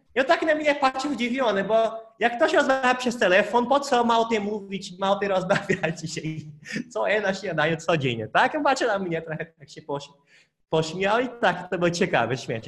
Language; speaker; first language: Polish; non-native, fluent; Portuguese